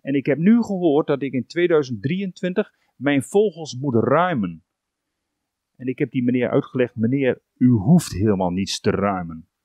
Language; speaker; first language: Dutch; native; Dutch